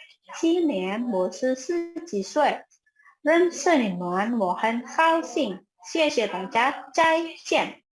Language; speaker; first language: Chinese; non-native, learner; Indonesian